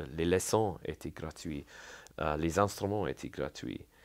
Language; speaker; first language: French; non-native, learner; English